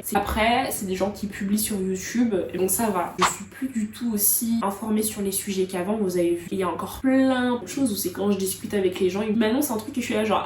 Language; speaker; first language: French; native; French